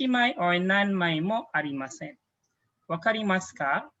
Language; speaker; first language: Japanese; non-native, fluent; Filipino